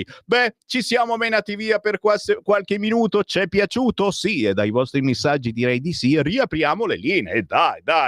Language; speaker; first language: Italian; native; Italian